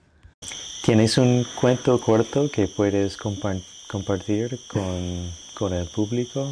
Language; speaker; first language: Spanish; non-native, learner; English